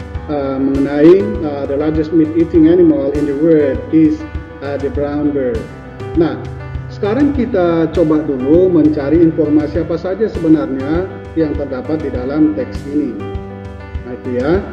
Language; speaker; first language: English; non-native, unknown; Indonesian